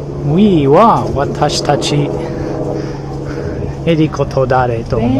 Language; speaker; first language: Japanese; non-native, learner; English